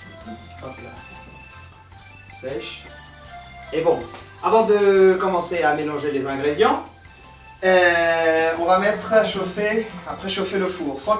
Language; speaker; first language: French; non-native, learner; Spanish